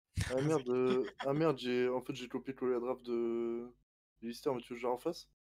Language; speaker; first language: French; native; French